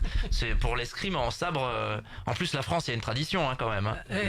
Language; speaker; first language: French; native; French